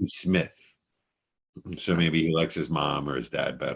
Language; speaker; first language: English; native; English